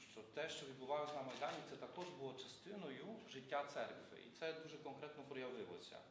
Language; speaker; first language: Ukrainian; non-native, local second language; Polish